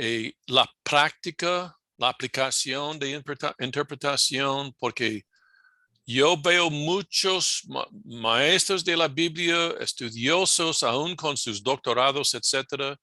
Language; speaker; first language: Spanish; non-native, fluent; English